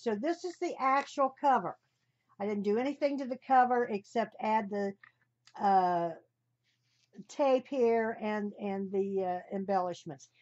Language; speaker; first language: English; native; English